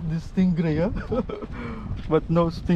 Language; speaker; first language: English; non-native, learner; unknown